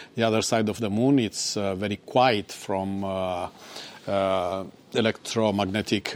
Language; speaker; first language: English; non-native, fluent; Romanian